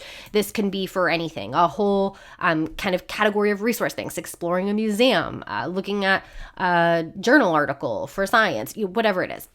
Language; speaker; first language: English; native; English